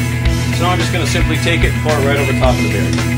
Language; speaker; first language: English; native; English